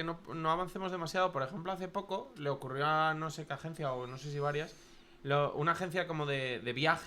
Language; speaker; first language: Spanish; native; Spanish